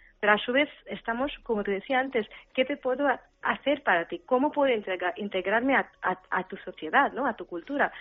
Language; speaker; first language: Spanish; non-native, fluent; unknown